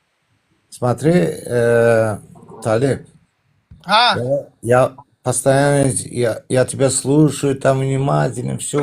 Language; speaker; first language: Russian; non-native, fluent; Turkmen